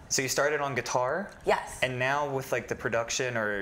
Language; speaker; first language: English; native; English